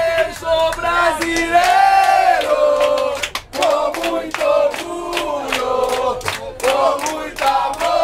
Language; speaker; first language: Portuguese; non-native, learner; Japanese